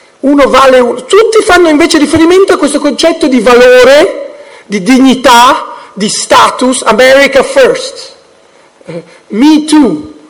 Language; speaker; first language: Italian; early bilingual, heritage; English